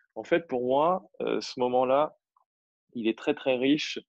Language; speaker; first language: French; native; French